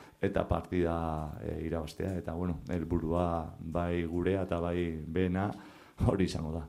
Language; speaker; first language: Basque; native; Basque